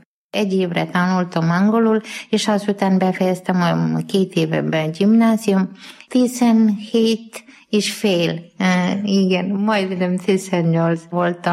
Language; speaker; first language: Hungarian; non-native, learner; Malayalam